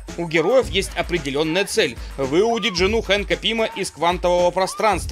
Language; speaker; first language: Russian; native; Russian